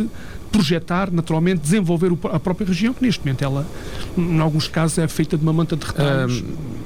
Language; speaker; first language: Portuguese; native; Portuguese